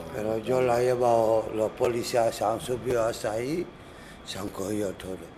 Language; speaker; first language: Spanish; non-native, learner; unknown